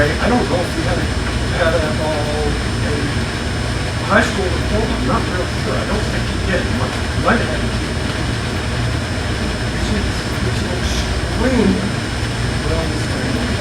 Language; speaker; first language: English; native; English